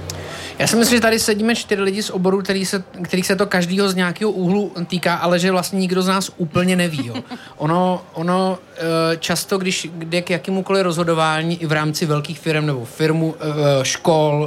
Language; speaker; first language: Czech; native; Czech